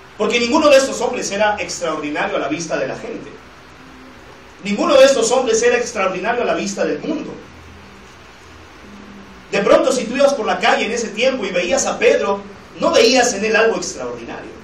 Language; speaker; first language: Spanish; native; Spanish